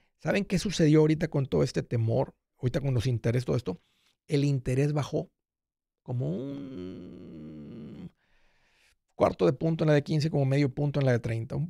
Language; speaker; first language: Spanish; native; Spanish